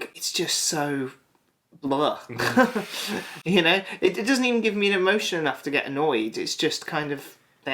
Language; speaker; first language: English; native; English